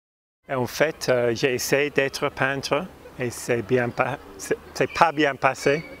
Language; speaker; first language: French; non-native, fluent; English